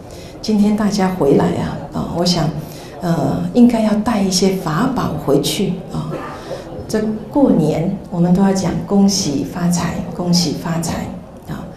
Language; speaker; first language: Chinese; native; Chinese